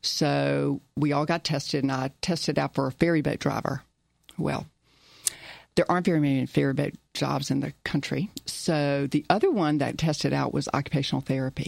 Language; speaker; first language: English; early bilingual, other home language; German